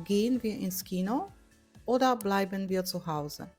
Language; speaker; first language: German; non-native, fluent; Polish